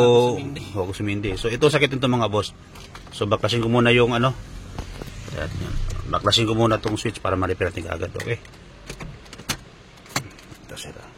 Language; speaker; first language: Filipino; native; Filipino